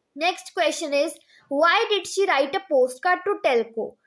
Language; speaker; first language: English; non-native, local second language; Punjabi